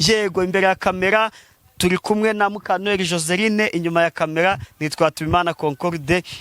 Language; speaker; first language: Kinyarwanda; native; Kinyarwanda